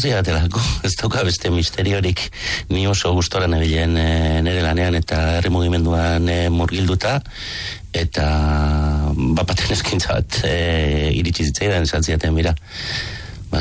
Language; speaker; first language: Basque; native; Basque